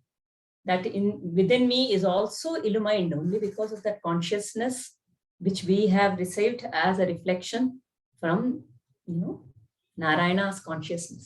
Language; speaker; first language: English; non-native, local second language; Kannada